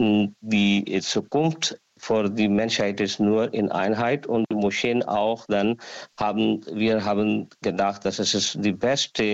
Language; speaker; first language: German; non-native, learner; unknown